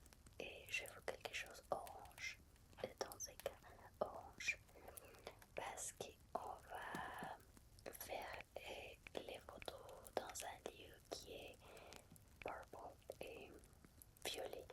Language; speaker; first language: French; non-native, fluent; Spanish